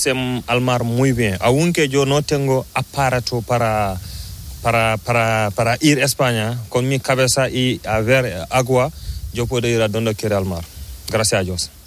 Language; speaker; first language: Spanish; non-native, learner; Fula